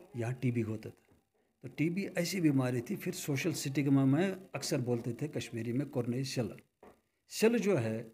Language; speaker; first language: Hindi; non-native, local second language; Kashmiri